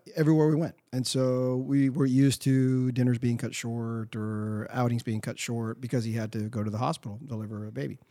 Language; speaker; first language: English; early bilingual, other home language; Spanish